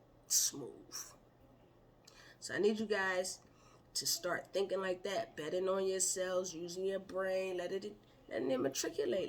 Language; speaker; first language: English; native; English